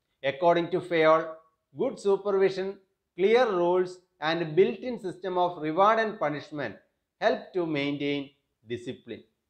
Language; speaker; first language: English; non-native, local second language; Malayalam